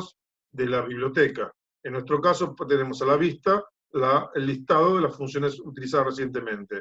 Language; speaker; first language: Spanish; native; Spanish